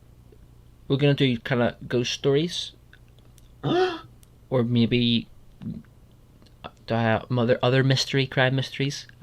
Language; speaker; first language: English; native; English